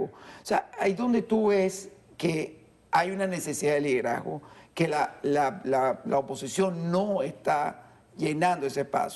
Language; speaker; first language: Spanish; native; Spanish